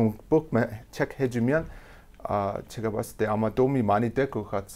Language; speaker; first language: Korean; non-native, fluent; English